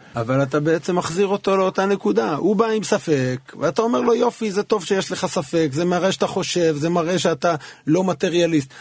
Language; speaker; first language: Hebrew; native; Hebrew